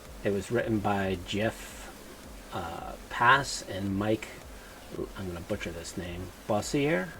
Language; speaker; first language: English; native; English